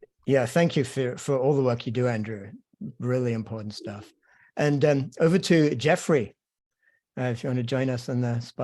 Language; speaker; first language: English; native; English